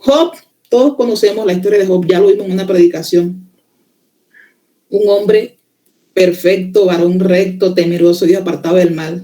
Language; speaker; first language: Spanish; native; Spanish